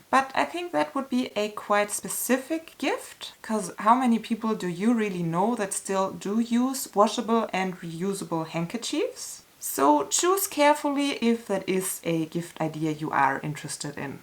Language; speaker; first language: English; non-native, fluent; German